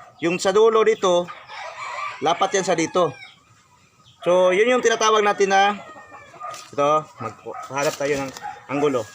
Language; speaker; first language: Filipino; non-native, local second language; Cebuano